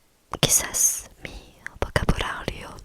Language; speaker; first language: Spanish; non-native, learner; French